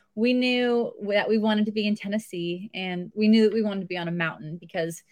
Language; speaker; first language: English; native; English